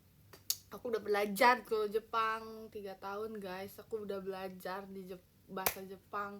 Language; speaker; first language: Indonesian; native; Indonesian